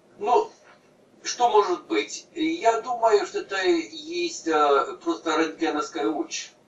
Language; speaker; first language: Russian; native; Russian